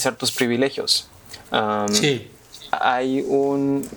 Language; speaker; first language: Spanish; early bilingual, heritage; Spanish